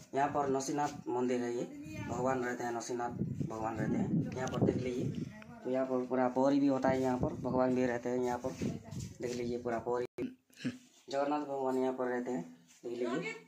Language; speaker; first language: Hindi; non-native, local second language; Odia